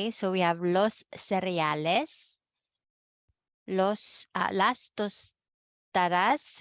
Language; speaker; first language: Spanish; non-native, fluent; Filipino